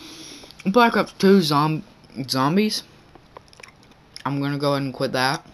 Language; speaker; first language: English; native; English